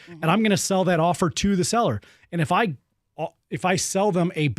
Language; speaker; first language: English; native; English